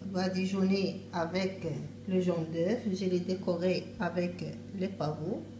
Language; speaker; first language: French; non-native, local second language; Arabic